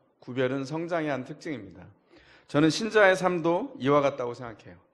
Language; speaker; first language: Korean; native; Korean